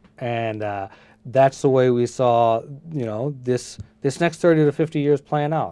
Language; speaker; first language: English; early bilingual, other home language; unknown